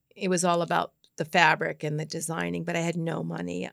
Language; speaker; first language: English; native; English